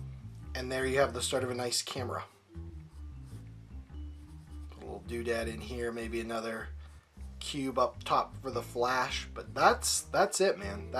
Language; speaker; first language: English; native; English